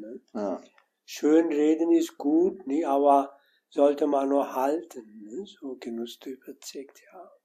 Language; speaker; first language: German; non-native, learner; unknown